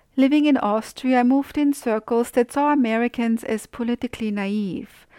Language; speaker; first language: English; non-native, fluent; German